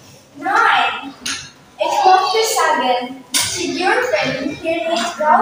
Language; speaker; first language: German; non-native, learner; Indonesian